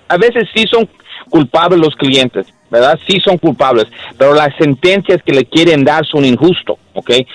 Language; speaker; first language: Spanish; early bilingual, heritage; Spanish